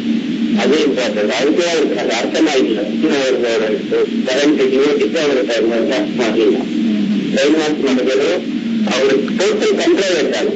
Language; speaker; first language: Kannada; non-native, local second language; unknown